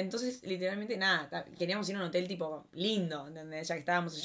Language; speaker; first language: Spanish; native; Spanish